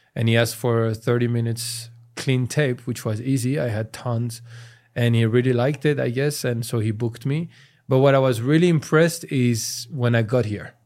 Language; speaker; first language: English; non-native, fluent; French